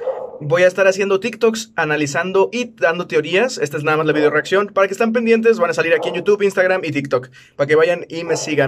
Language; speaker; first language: Spanish; native; Spanish